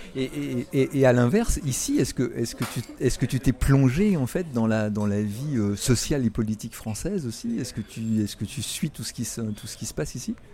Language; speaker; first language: French; native; French